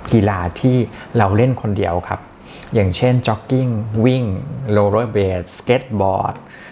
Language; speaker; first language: Thai; native; Thai